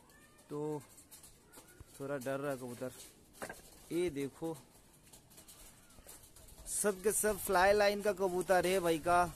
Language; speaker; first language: Hindi; non-native, local second language; Bangla